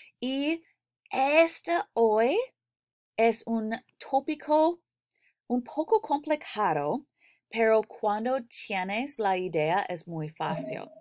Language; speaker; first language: Spanish; non-native, learner; English